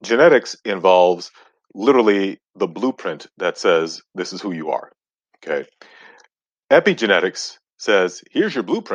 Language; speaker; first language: English; non-native, local second language; Akan